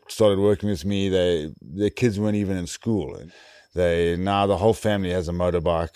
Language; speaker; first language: English; native; English